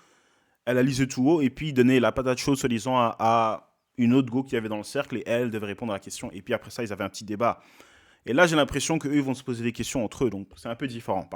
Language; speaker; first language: French; native; French